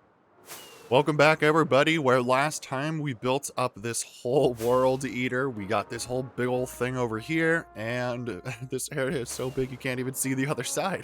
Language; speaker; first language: English; native; English